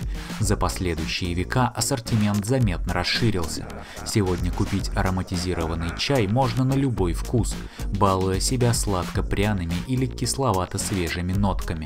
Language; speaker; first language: Russian; native; Russian